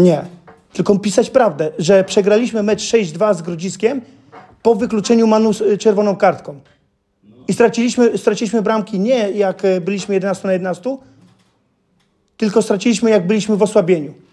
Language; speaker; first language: Polish; non-native, fluent; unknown